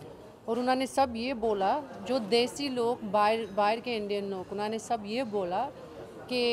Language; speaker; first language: Hindi; early bilingual, heritage; English